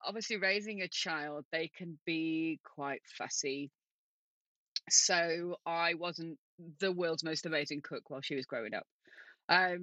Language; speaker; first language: English; native; English